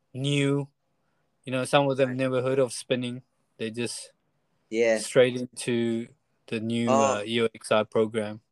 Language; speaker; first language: English; non-native, fluent; Chinese